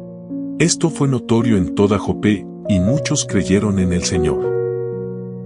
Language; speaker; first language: Spanish; native; Spanish